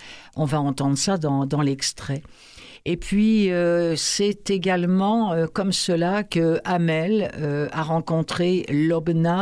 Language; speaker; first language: French; native; French